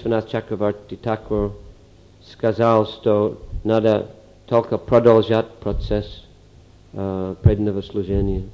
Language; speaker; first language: Russian; non-native, fluent; English